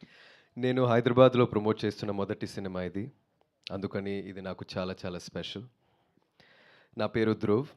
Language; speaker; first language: Telugu; non-native, learner; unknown